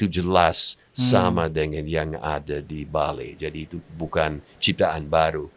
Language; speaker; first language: Indonesian; non-native, fluent; English